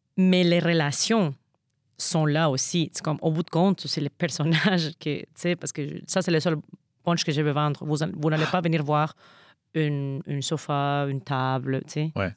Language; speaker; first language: French; non-native, fluent; Spanish